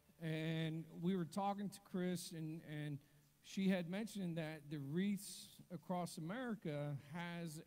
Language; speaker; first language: English; native; English